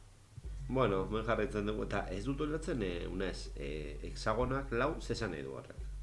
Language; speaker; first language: Basque; native; Basque